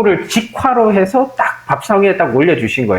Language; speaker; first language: Korean; native; Korean